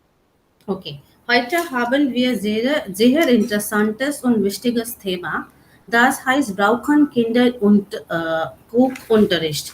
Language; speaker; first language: German; non-native, learner; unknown